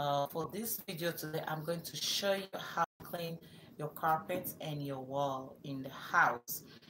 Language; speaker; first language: English; non-native, fluent; Lingala